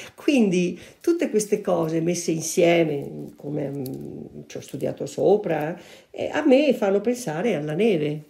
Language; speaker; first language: Italian; native; Italian